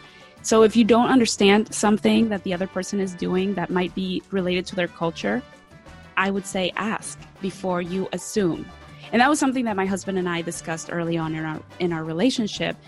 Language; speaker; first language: English; early bilingual, other home language; Spanish